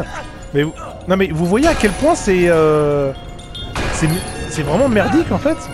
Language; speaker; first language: French; native; French